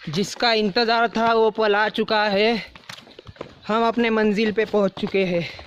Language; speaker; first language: Hindi; non-native, local second language; Marathi